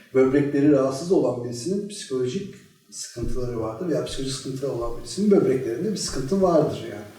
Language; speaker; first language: Turkish; native; Turkish